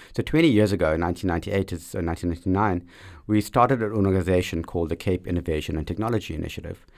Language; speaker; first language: English; native; English